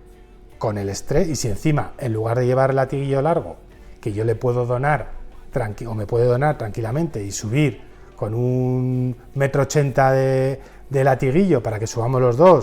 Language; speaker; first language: Spanish; native; Spanish